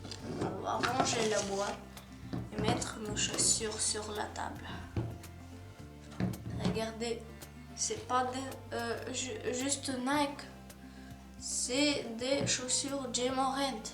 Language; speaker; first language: French; non-native, learner; Ukrainian